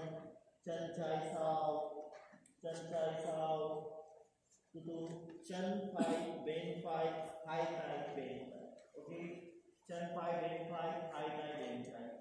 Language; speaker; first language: Vietnamese; non-native, learner; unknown